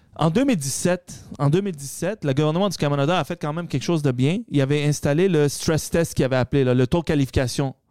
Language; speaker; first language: French; early bilingual, other home language; Arabic